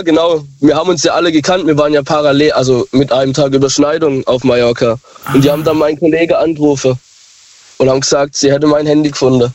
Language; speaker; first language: German; native; German